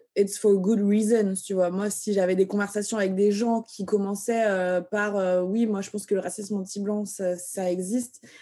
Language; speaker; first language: French; early bilingual, other home language; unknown